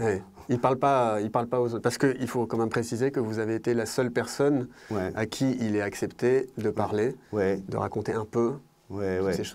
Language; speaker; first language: French; native; French